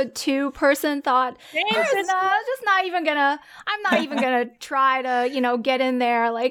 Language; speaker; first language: English; non-native, fluent; Chinese